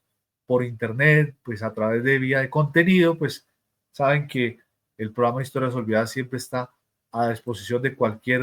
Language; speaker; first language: Spanish; native; Spanish